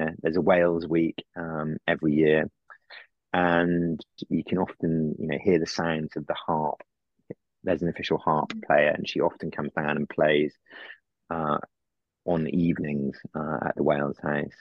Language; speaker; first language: English; native; English